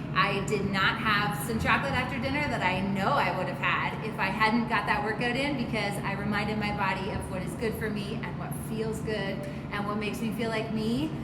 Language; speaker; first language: English; native; English